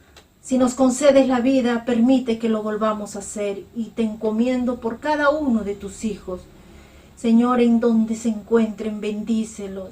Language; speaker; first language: Spanish; native; Spanish